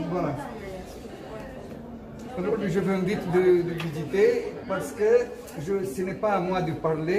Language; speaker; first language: French; non-native, fluent; Romanian